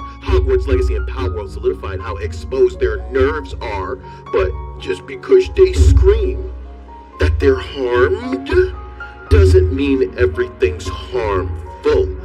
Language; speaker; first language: English; native; English